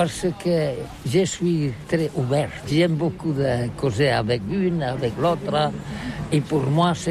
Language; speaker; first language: French; non-native, learner; Catalan